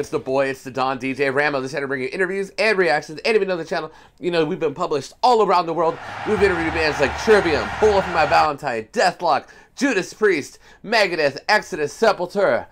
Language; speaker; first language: English; early bilingual, other home language; Spanish